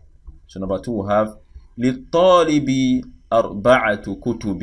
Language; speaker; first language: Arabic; non-native, fluent; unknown